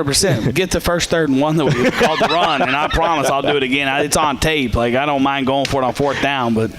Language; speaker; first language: English; native; English